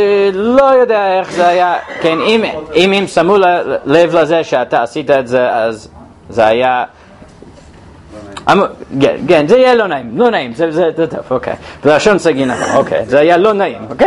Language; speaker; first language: Hebrew; non-native, fluent; English